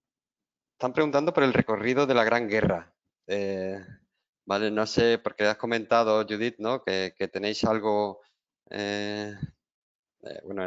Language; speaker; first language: Spanish; native; Spanish